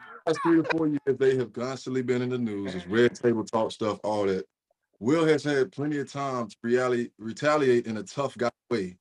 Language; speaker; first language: English; native; English